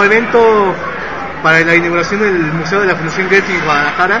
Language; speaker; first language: Spanish; native; Spanish